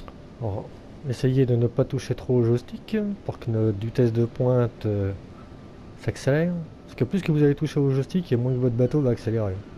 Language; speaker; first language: French; native; French